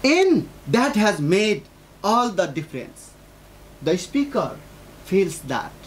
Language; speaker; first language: English; non-native, local second language; Nepali